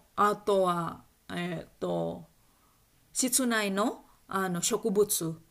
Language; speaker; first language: Japanese; non-native, fluent; Indonesian